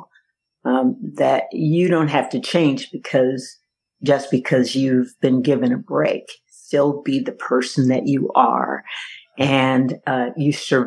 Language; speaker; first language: English; native; English